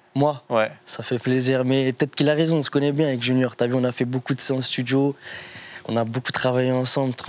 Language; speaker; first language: French; native; French